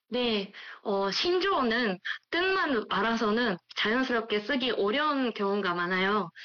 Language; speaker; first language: Korean; non-native, fluent; Japanese